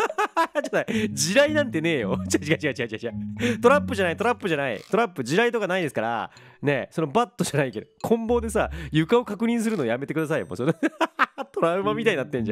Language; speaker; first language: Japanese; native; Japanese